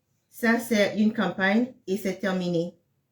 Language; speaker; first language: French; non-native, fluent; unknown